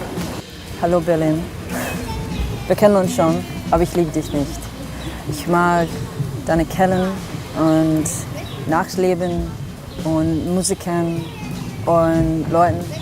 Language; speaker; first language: German; non-native, learner; English